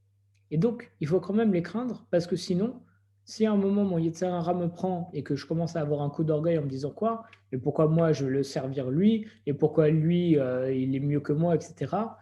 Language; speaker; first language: French; native; French